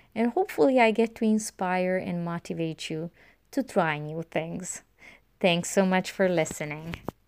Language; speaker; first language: English; non-native, fluent; Romanian